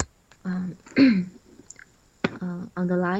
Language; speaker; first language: English; non-native, learner; Chinese